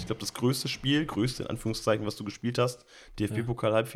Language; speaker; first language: German; native; German